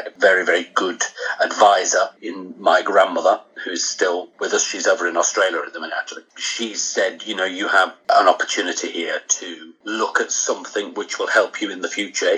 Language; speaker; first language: English; native; English